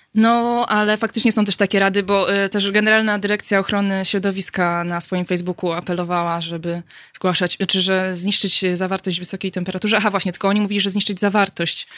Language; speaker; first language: Polish; native; Polish